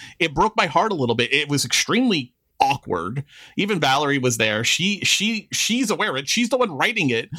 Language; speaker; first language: English; native; English